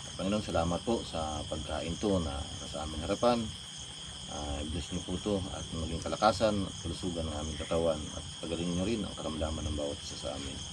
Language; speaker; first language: Filipino; non-native, local second language; Waray